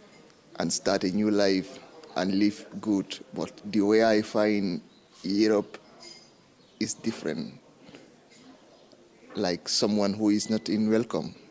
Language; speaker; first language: English; non-native, learner; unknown